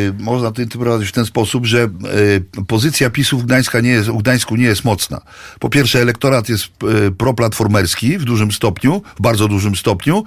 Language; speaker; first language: Polish; native; Polish